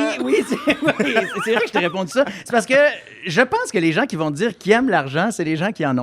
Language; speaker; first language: French; native; French